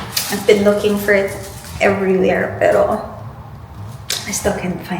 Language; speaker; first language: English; non-native, local second language; Filipino